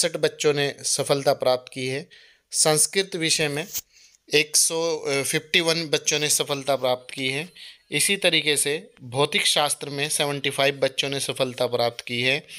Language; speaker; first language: Hindi; native; Hindi